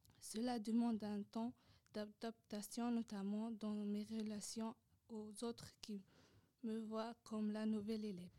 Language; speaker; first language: French; non-native, local second language; Arabic